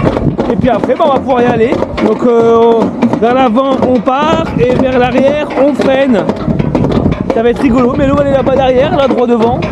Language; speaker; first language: French; native; French